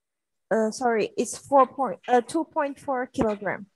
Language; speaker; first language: English; non-native, fluent; French